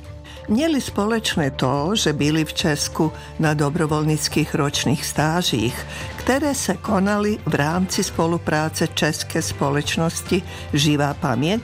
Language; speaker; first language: Czech; non-native, fluent; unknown